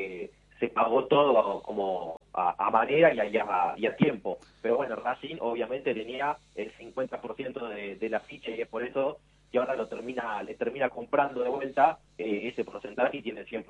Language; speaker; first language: Spanish; native; Spanish